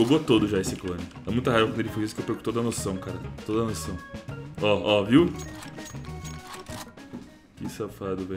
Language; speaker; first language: Portuguese; native; Portuguese